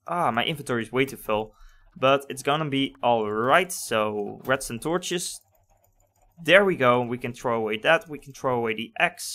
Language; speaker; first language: English; non-native, fluent; Dutch